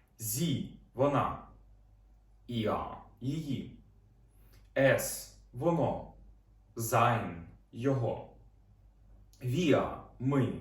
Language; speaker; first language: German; non-native, fluent; Ukrainian